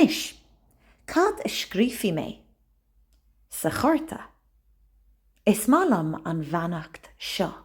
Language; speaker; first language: Irish; non-native, local second language; English